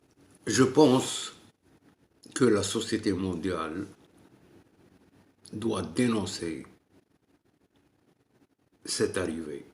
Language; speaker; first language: French; non-native, local second language; Arabic